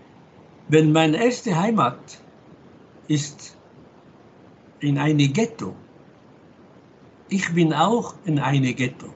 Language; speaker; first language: German; non-native, fluent; Arabic